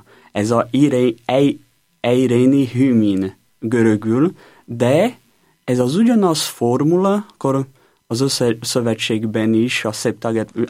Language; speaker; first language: Hungarian; non-native, learner; Portuguese